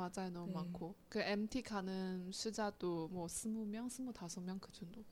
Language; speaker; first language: Korean; non-native, fluent; Chinese